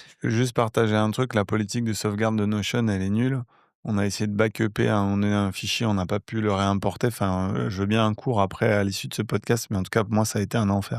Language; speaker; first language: French; native; French